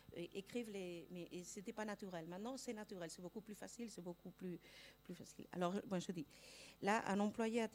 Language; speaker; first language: French; non-native, fluent; Spanish